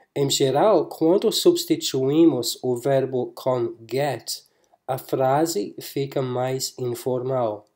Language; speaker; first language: Portuguese; non-native, fluent; English